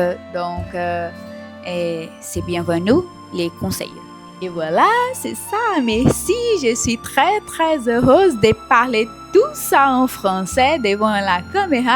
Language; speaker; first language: French; non-native, learner; Portuguese